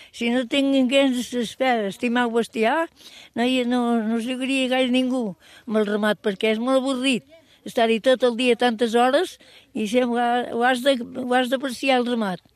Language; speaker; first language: Catalan; native; Catalan